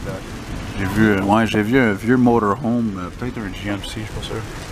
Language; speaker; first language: French; non-native, local second language; English